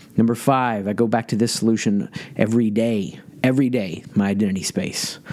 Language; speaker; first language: English; native; English